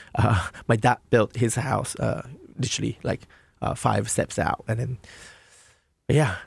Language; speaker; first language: English; non-native, fluent; Japanese